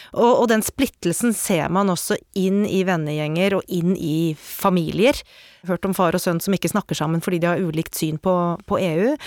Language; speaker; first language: Norwegian; native; Norwegian